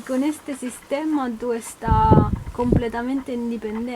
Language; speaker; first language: Spanish; non-native, fluent; Italian